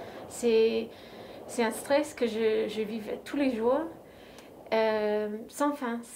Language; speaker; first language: French; non-native, fluent; English